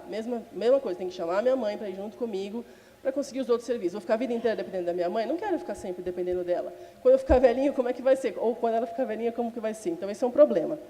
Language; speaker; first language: Portuguese; non-native, local second language; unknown